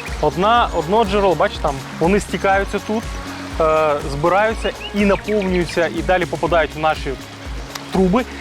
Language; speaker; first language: Ukrainian; native; Ukrainian